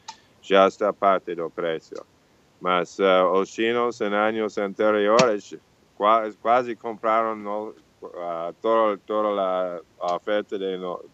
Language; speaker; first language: Portuguese; non-native, fluent; English